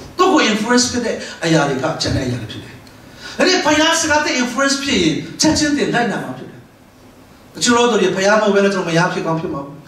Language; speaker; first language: Burmese; non-native, local second language; Tedim Chin